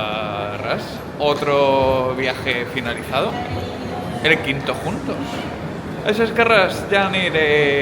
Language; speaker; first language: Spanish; non-native, local second language; Catalan